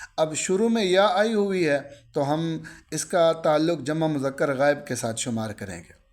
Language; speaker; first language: Urdu; native; Urdu